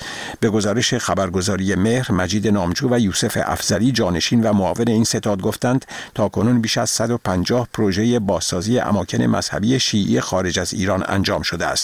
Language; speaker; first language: Persian; native; Persian